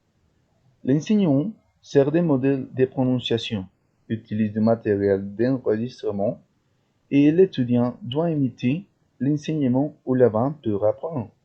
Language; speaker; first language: French; non-native, learner; Spanish